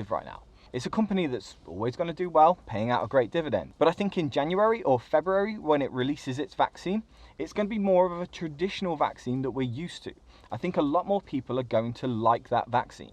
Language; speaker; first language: English; native; English